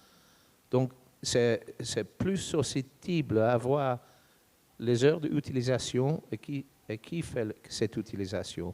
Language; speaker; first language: French; non-native, fluent; English